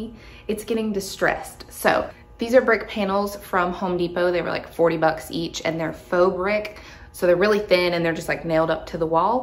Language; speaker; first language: English; native; English